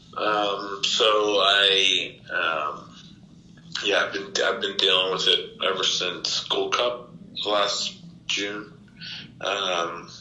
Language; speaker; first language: English; native; English